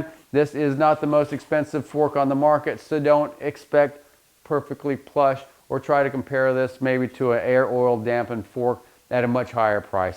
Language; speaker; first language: English; native; English